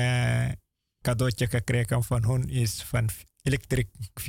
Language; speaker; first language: Dutch; non-native, learner; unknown